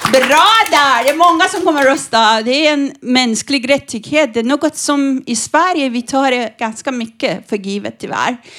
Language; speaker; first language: Swedish; non-native, fluent; Persian